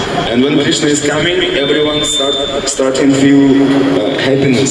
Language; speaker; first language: English; non-native, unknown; Russian